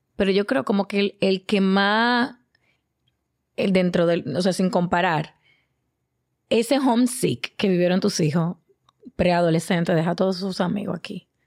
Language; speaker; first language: Spanish; native; Spanish